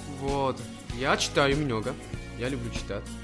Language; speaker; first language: Russian; non-native, learner; Spanish